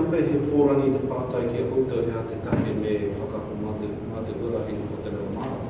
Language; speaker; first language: Māori; non-native, local second language; English